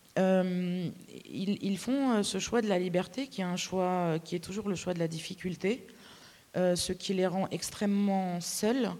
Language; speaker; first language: French; native; French